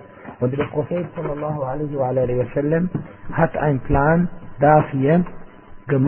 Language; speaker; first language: German; non-native, fluent; Arabic